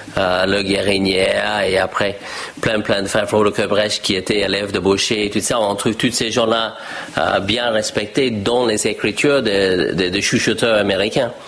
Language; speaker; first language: French; non-native, fluent; English